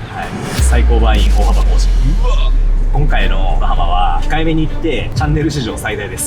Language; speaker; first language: Japanese; native; Japanese